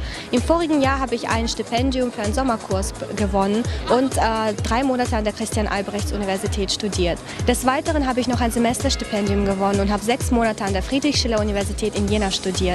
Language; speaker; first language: German; non-native, fluent; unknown